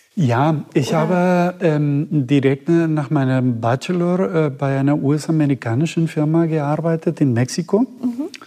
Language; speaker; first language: German; non-native, fluent; Spanish